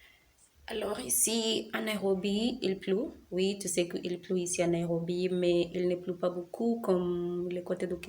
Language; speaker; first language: French; non-native, learner; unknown